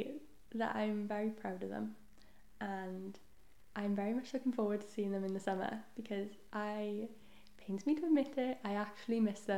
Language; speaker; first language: English; non-native, local second language; Welsh